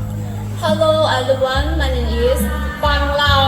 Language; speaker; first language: English; non-native, learner; Lao